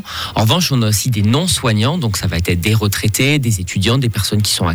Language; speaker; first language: French; native; French